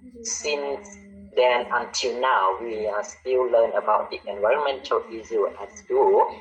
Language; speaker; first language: English; non-native, learner; Khmer